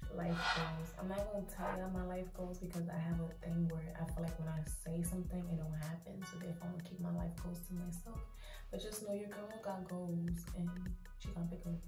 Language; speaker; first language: English; native; English